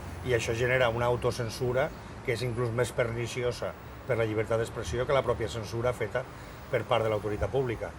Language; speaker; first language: Catalan; native; Catalan